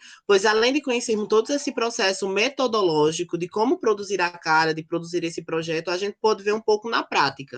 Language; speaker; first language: Portuguese; native; Portuguese